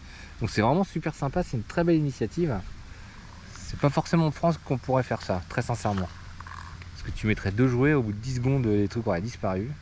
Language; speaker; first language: French; native; French